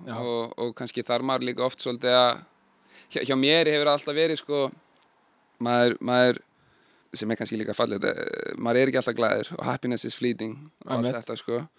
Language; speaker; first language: Icelandic; native; Icelandic